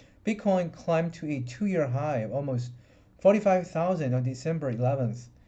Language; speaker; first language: English; non-native, fluent; Chinese